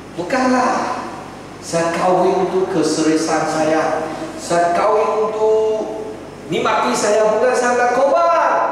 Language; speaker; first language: Malay; non-native, local second language; Chinese